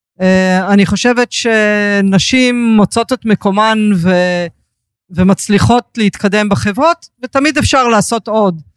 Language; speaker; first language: Hebrew; early bilingual, heritage; Hebrew